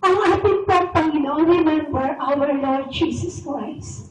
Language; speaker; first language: English; non-native, local second language; Filipino